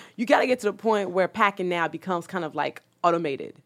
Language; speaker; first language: English; early bilingual, other home language; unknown